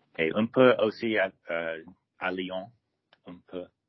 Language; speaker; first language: French; non-native, learner; English